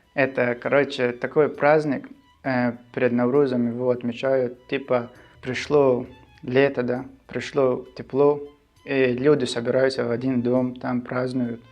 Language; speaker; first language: Russian; non-native, local second language; Shughni